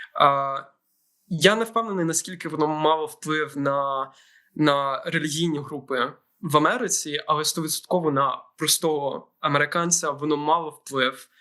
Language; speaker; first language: Ukrainian; native; Ukrainian